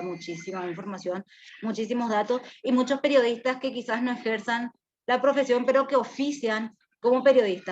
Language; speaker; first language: Spanish; native; Spanish